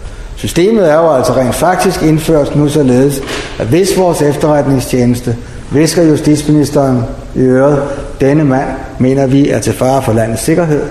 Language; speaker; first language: Danish; native; Danish